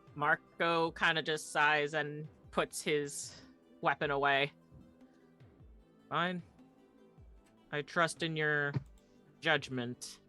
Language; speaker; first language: English; native; English